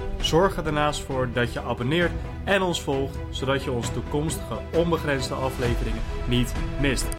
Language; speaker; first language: Dutch; native; Dutch